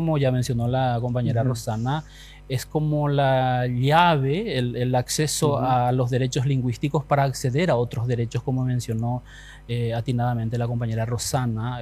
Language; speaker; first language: Spanish; non-native, local second language; Guarani